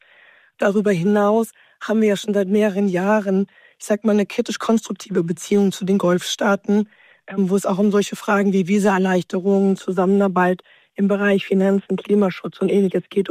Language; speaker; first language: German; native; German